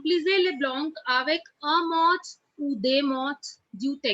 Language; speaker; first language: French; non-native, fluent; Hindi